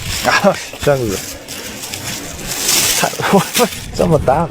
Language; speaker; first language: Chinese; non-native, fluent; English